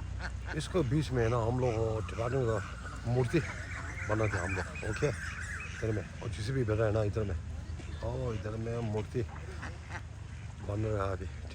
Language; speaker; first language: Hindi; non-native, local second language; Tibetan